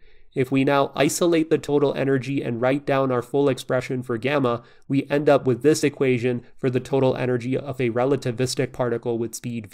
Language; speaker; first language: English; native; English